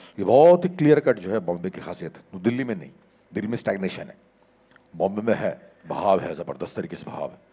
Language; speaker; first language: Hindi; native; Hindi